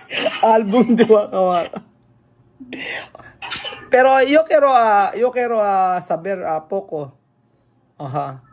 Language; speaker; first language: Spanish; non-native, learner; Filipino